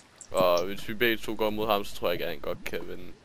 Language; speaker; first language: Danish; native; Danish